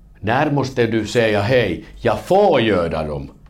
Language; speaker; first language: Swedish; non-native, local second language; Finnish